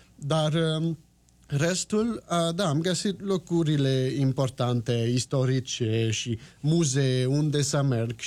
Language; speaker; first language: Romanian; non-native, fluent; French